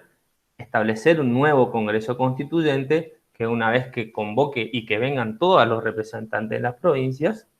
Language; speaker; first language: Spanish; native; Spanish